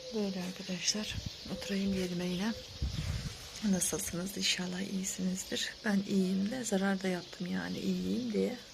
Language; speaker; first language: Turkish; native; Turkish